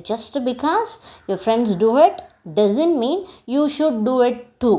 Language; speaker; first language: English; non-native, local second language; Tamil